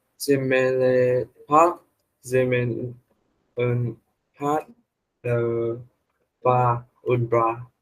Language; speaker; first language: French; non-native, learner; Vietnamese